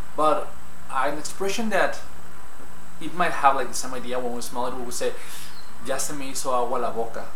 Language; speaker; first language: English; non-native, fluent; Spanish